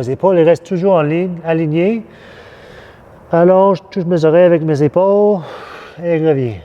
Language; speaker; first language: French; non-native, fluent; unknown